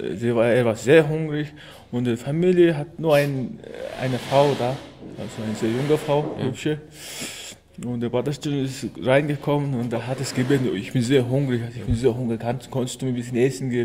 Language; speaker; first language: German; non-native, learner; Mongolian